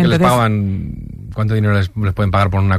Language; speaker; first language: Spanish; native; Spanish